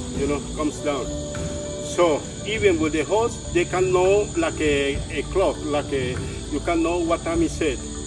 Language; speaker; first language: English; non-native, learner; Spanish